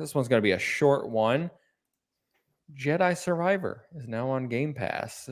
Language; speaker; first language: English; native; English